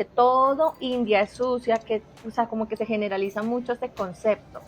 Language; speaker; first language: Spanish; native; Spanish